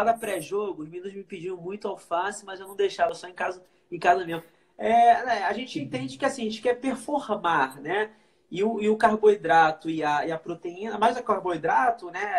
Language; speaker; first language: Portuguese; native; Portuguese